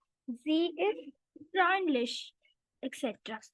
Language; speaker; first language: German; non-native, fluent; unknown